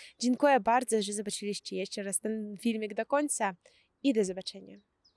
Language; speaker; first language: Polish; non-native, fluent; Russian